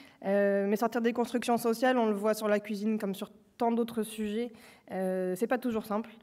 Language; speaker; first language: French; native; French